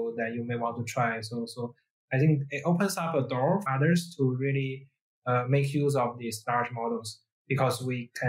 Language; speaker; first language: English; non-native, fluent; Chinese